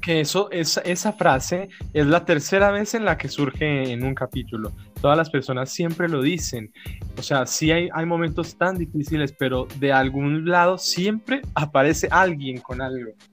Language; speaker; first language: Spanish; native; Spanish